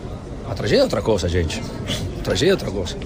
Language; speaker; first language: Portuguese; non-native, fluent; Spanish